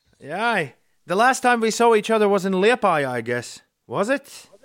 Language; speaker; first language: English; non-native, fluent; Latvian